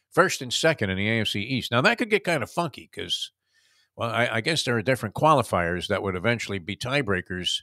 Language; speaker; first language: English; native; English